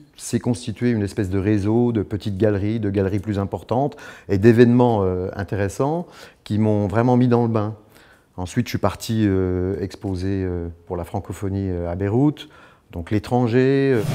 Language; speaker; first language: French; native; French